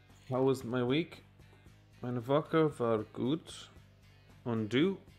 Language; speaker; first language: German; non-native, learner; English